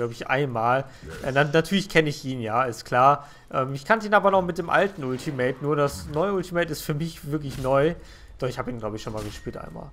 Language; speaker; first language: German; native; German